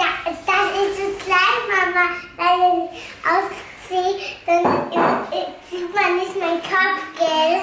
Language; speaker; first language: German; early bilingual, other home language; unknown